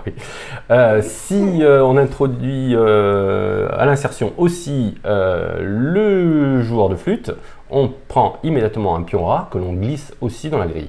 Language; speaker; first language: French; native; French